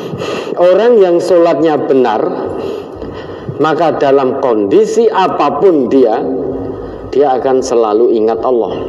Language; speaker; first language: Indonesian; non-native, local second language; Javanese